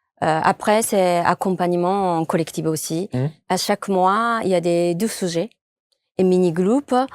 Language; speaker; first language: French; non-native, fluent; Japanese